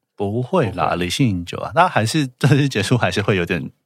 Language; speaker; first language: Chinese; native; Chinese